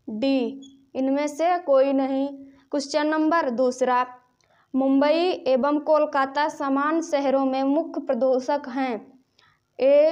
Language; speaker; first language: Hindi; native; Hindi